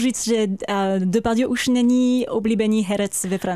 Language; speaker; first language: Czech; non-native, fluent; French